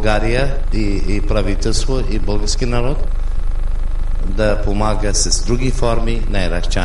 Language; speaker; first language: Bulgarian; non-native, fluent; Arabic